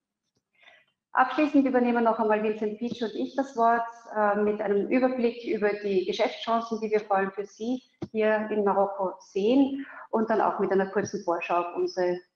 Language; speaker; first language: German; native; German